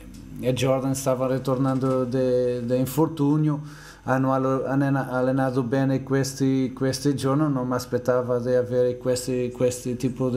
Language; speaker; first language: Italian; non-native, fluent; Portuguese